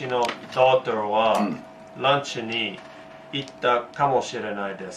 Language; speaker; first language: Japanese; non-native, learner; English